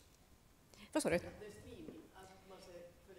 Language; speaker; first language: Swedish; native; Swedish